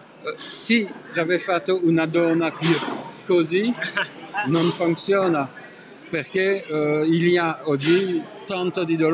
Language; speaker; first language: Italian; non-native, learner; French